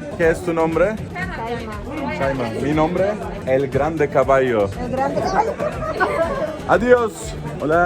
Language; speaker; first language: Spanish; non-native, learner; Turkish